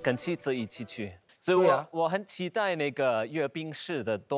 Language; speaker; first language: Chinese; non-native, learner; German